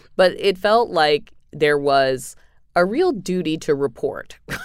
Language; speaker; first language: English; native; English